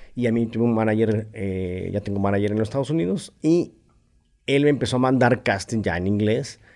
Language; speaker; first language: Spanish; native; Spanish